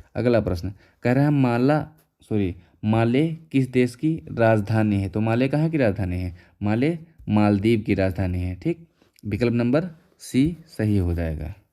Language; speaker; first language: Hindi; native; Hindi